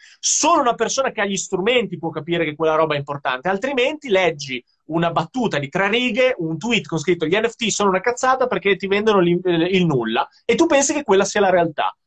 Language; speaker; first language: Italian; native; Italian